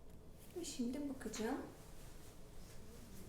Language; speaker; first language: Turkish; non-native, learner; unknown